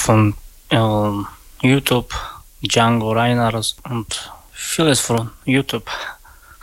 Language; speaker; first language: German; non-native, learner; Romany